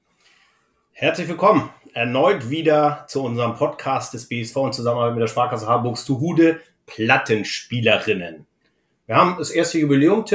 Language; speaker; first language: German; native; German